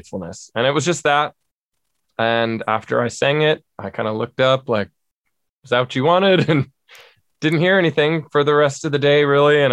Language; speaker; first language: English; native; English